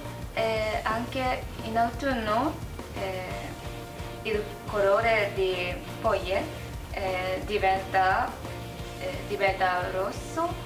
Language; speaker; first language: Italian; non-native, learner; Japanese